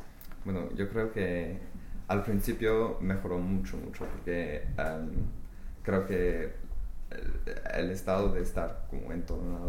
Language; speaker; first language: Spanish; non-native, fluent; English